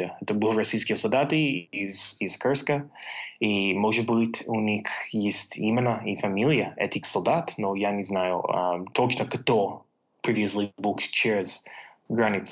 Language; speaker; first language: Russian; non-native, fluent; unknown